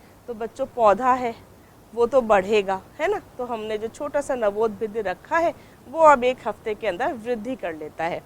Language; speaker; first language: Hindi; native; Hindi